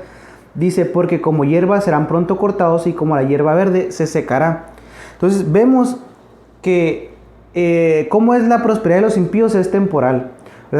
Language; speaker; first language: Spanish; native; Spanish